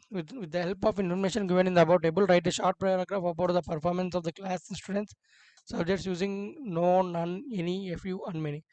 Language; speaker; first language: English; non-native, local second language; Telugu